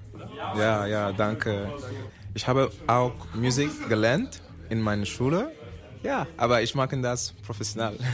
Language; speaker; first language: German; non-native, learner; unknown